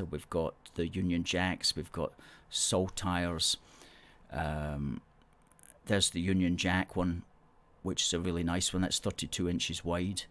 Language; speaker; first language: English; native; English